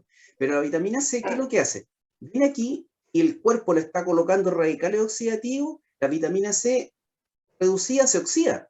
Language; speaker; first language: Spanish; native; Spanish